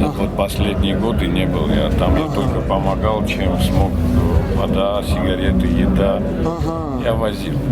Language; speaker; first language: Russian; non-native, local second language; Armenian